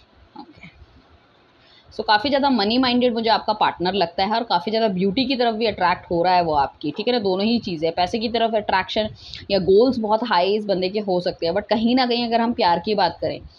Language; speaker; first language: Hindi; native; Hindi